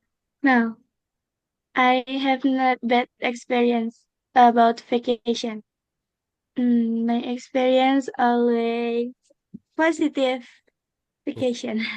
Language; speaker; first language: English; non-native, learner; Indonesian